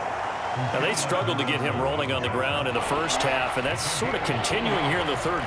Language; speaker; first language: English; native; English